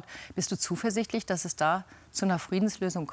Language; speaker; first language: German; native; German